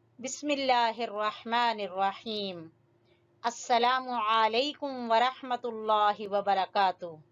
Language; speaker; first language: Urdu; native; Urdu